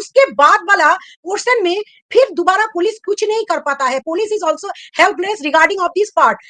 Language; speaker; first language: Hindi; non-native, local second language; Bangla